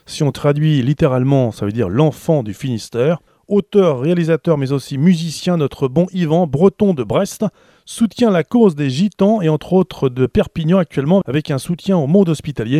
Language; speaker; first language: French; native; French